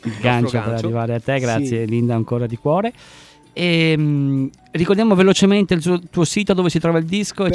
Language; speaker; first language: Italian; native; Italian